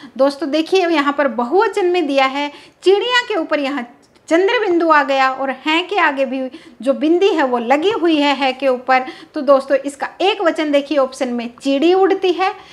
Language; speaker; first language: Hindi; native; Hindi